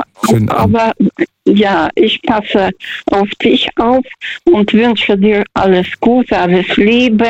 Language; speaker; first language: German; non-native, fluent; Russian